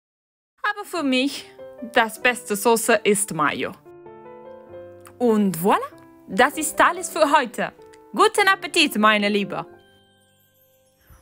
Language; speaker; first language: German; non-native, learner; Spanish